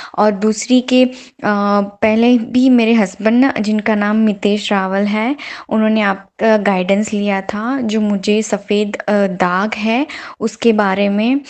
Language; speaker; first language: Hindi; non-native, local second language; Gujarati